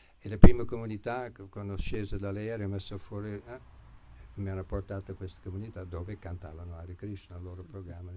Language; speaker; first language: Italian; non-native, fluent; English